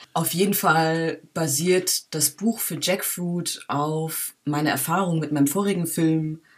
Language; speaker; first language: German; native; German